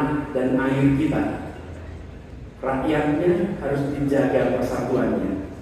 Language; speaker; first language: Indonesian; native; Indonesian